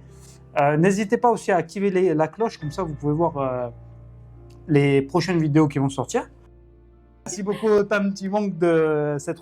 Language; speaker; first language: French; native; French